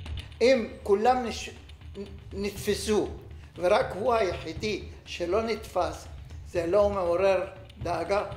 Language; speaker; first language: Hebrew; non-native, fluent; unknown